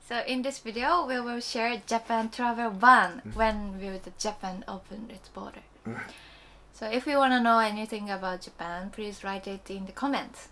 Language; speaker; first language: English; non-native, learner; Japanese